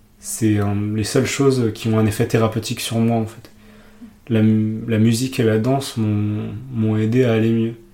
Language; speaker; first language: French; early bilingual, other home language; Urdu